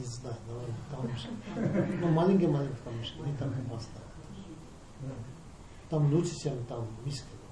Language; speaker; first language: Russian; non-native, learner; Tibetan